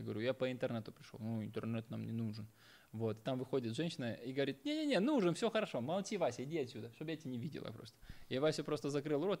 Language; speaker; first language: Russian; native; Russian